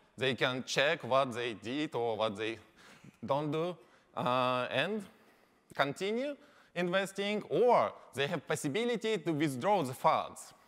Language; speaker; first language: English; non-native, learner; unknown